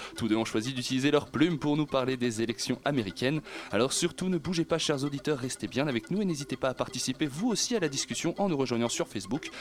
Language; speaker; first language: French; native; French